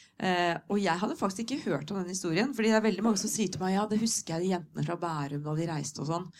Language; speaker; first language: Norwegian; native; Norwegian